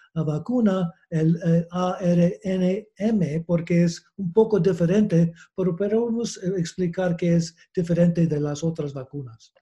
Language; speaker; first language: Spanish; non-native, learner; English